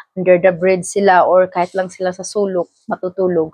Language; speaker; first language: Filipino; non-native, local second language; Cebuano